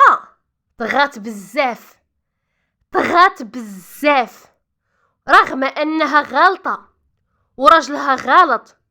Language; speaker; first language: Arabic; native; Arabic